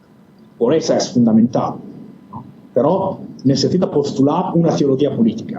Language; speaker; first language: Spanish; non-native, fluent; Italian